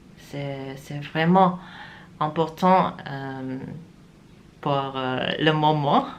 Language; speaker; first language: French; non-native, learner; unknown